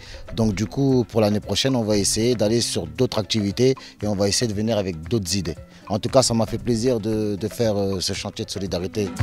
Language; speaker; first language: French; native; French